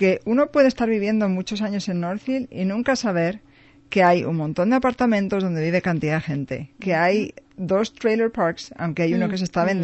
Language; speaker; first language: Spanish; native; Spanish